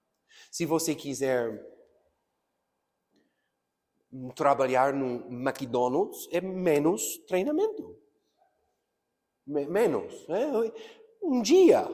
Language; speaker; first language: Portuguese; non-native, fluent; English